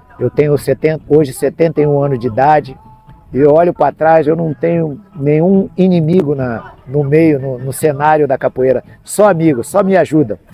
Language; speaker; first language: Portuguese; native; Portuguese